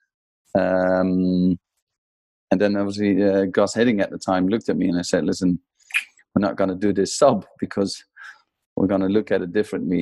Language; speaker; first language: English; non-native, fluent; Dutch